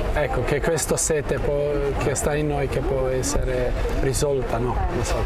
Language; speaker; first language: Italian; non-native, fluent; Croatian